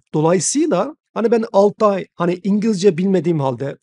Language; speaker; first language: Turkish; non-native, fluent; Chinese